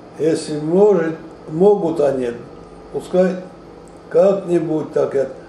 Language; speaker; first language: Russian; non-native, local second language; Georgian